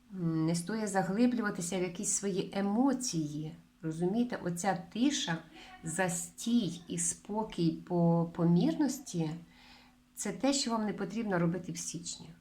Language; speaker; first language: Ukrainian; non-native, local second language; Russian